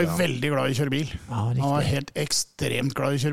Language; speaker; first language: Norwegian; native; Norwegian